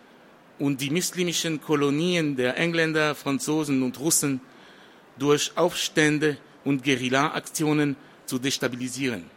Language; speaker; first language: German; non-native, fluent; French